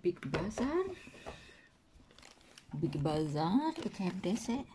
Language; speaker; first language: Dutch; non-native, learner; Indonesian